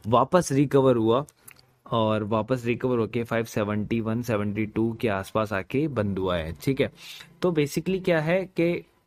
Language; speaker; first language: Hindi; native; Hindi